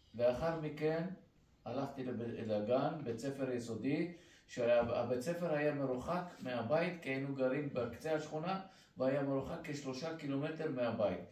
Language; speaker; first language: Hebrew; early bilingual, other home language; Persian